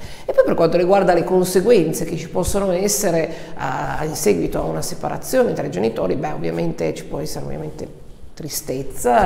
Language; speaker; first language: Italian; native; Italian